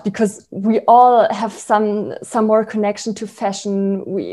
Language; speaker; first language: English; non-native, fluent; German